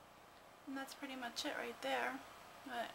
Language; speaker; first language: English; native; English